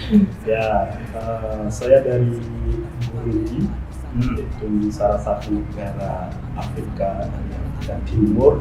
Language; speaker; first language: Indonesian; non-native, fluent; Rundi